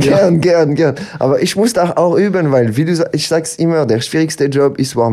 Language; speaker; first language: German; non-native, local second language; French